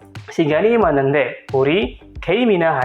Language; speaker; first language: Korean; non-native, fluent; Indonesian